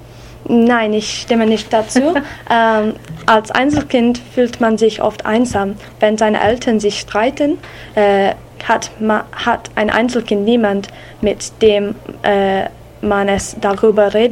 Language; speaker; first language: German; non-native, learner; English